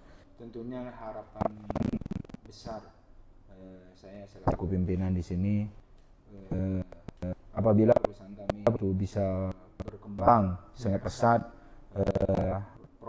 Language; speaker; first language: Indonesian; non-native, local second language; Madurese